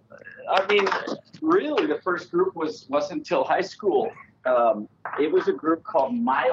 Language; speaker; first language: English; native; English